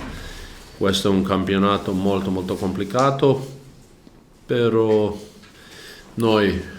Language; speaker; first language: Italian; non-native, learner; Croatian